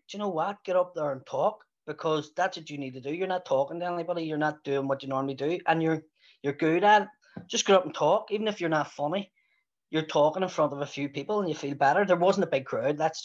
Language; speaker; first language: English; native; English